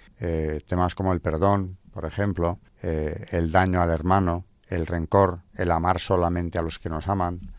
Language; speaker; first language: Spanish; native; Spanish